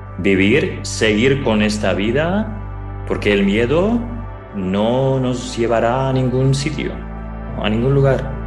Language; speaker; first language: Spanish; non-native, fluent; Ukrainian